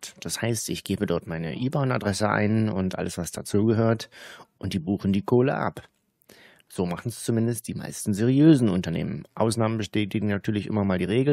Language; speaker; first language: German; native; German